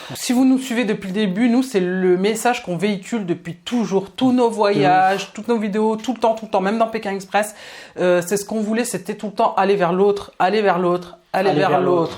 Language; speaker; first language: French; native; French